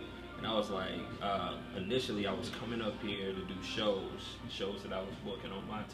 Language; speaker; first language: English; native; English